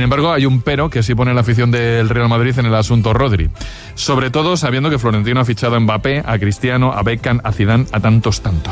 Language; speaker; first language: Spanish; native; Spanish